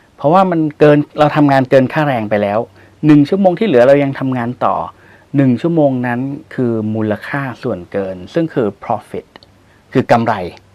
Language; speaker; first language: Thai; native; Thai